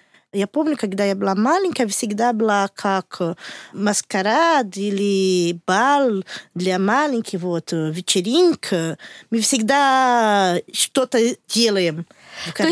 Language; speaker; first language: Russian; non-native, learner; Portuguese